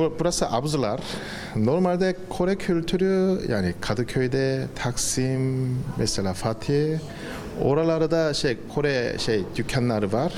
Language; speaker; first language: Turkish; non-native, fluent; Korean